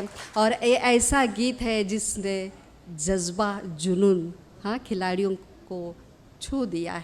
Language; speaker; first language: Hindi; native; Hindi